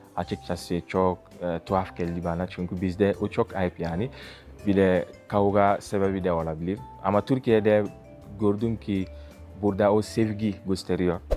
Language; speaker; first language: Turkish; non-native, fluent; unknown